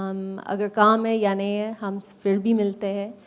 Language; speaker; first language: Hindi; early bilingual, heritage; Punjabi